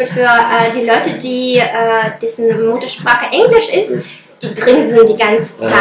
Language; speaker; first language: German; non-native, fluent; Russian